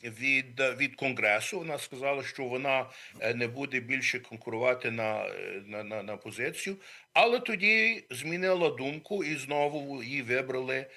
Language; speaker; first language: Ukrainian; early bilingual, heritage; Ukrainian